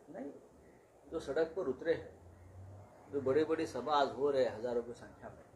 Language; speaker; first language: Hindi; non-native, local second language; Marathi